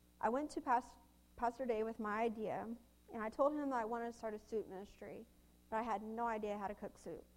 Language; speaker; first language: English; native; English